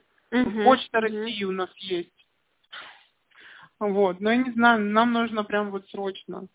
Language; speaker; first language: Russian; native; Russian